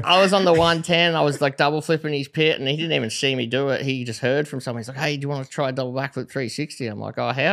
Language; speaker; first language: English; native; English